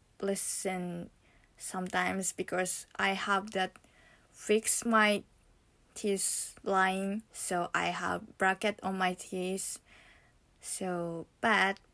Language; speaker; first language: English; non-native, learner; Japanese